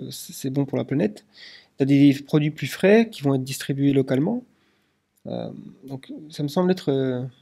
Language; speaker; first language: French; native; French